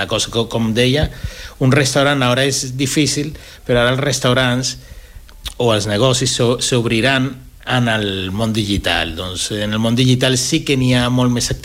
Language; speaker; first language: Catalan; non-native, fluent; Spanish